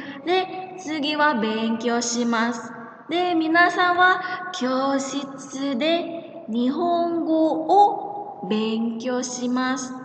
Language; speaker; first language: Japanese; non-native, fluent; Indonesian